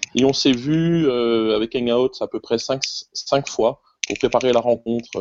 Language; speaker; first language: French; native; French